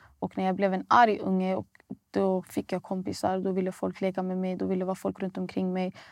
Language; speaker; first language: Swedish; early bilingual, other home language; Somali